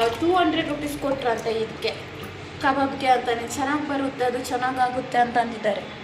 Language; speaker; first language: Kannada; non-native, local second language; Telugu